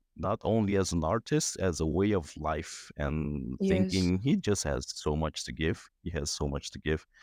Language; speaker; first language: English; non-native, fluent; Spanish